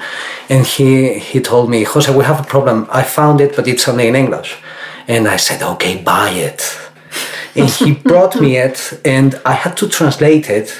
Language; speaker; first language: English; non-native, fluent; Spanish